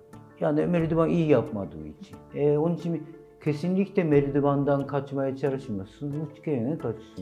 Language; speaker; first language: Turkish; non-native, fluent; Japanese